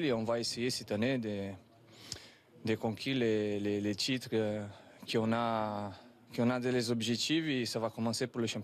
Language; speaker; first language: French; non-native, fluent; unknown